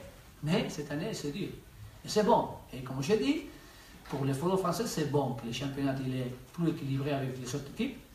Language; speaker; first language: French; non-native, learner; Spanish